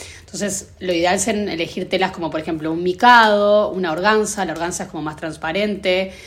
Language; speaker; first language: Spanish; native; Spanish